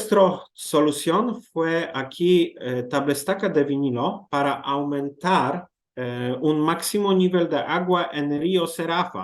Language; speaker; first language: Spanish; non-native, learner; Polish